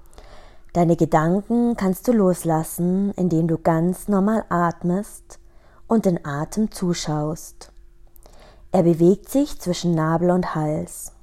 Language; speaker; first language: German; native; German